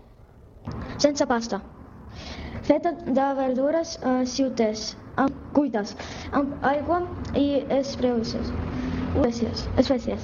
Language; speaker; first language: Catalan; early bilingual, other home language; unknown